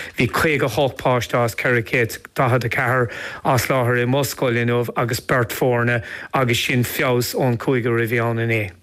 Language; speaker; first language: Irish; non-native, local second language; English